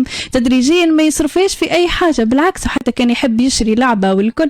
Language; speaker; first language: Arabic; native; Arabic